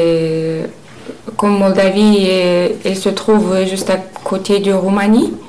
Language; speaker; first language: French; non-native, learner; Romanian